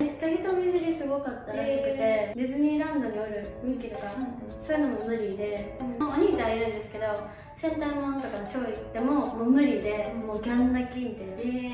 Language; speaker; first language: Japanese; native; Japanese